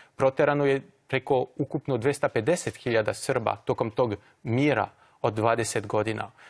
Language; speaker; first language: Croatian; non-native, fluent; French